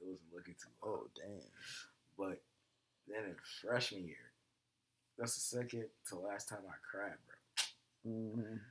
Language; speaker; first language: English; native; English